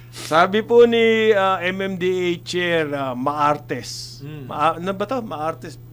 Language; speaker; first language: Filipino; native; Filipino